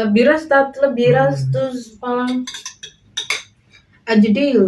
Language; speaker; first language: Turkish; non-native, learner; Indonesian